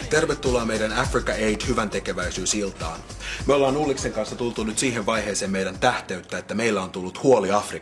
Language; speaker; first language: Finnish; native; Finnish